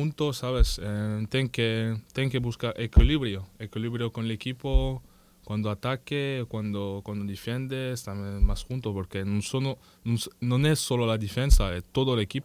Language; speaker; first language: Spanish; non-native, learner; French